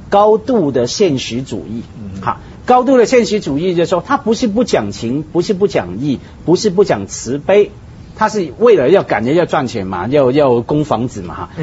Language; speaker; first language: Chinese; non-native, local second language; Cantonese